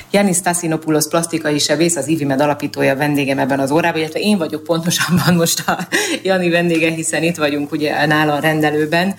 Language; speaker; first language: Hungarian; native; Hungarian